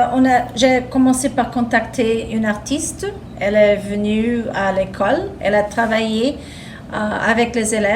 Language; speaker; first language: French; non-native, fluent; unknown